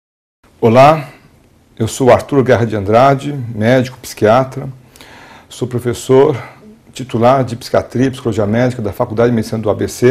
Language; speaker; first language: Portuguese; native; Portuguese